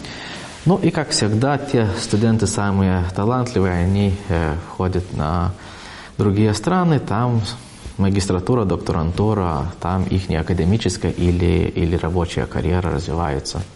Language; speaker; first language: Russian; non-native, fluent; Lithuanian